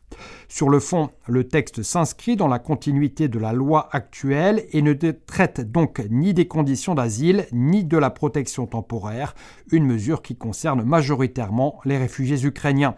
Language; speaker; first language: French; native; French